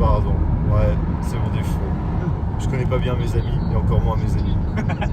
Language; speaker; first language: French; native; French